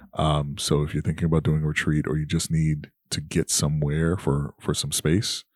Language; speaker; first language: English; native; English